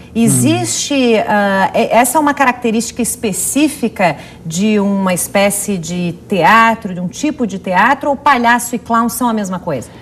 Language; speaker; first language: Portuguese; native; Portuguese